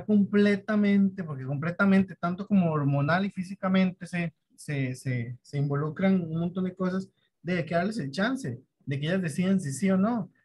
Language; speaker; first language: Spanish; native; Spanish